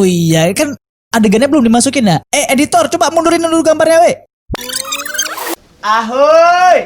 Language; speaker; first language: Indonesian; native; Indonesian